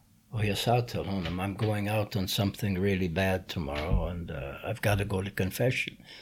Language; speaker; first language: English; native; English